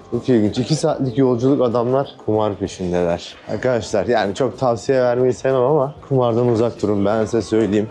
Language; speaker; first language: Turkish; native; Turkish